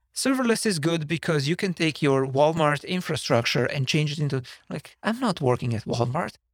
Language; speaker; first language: English; non-native, fluent; Slovenian